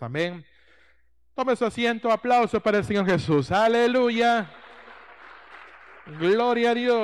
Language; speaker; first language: Spanish; native; Spanish